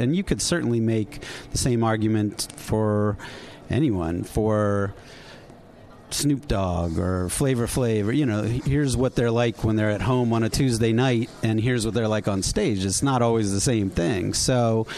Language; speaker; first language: English; native; English